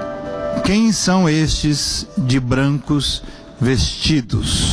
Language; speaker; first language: Portuguese; native; Portuguese